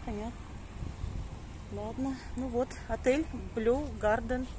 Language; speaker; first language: Russian; native; Russian